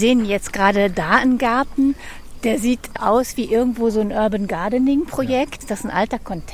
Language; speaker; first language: German; native; German